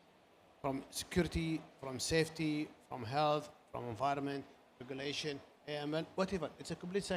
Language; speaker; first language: English; non-native, learner; Arabic